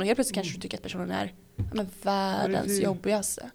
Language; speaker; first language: Swedish; native; Swedish